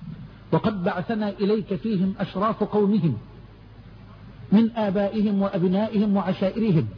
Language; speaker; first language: Arabic; native; Arabic